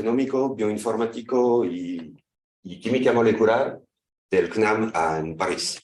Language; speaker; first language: Spanish; non-native, fluent; French